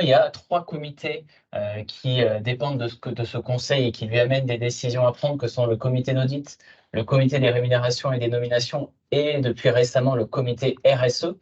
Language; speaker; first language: French; native; French